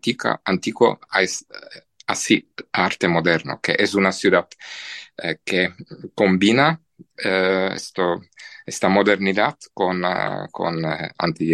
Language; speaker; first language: Spanish; non-native, fluent; Czech